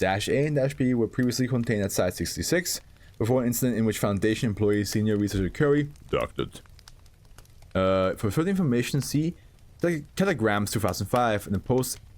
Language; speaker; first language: English; non-native, fluent; German